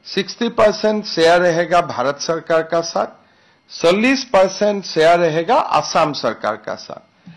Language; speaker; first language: Hindi; non-native, local second language; Assamese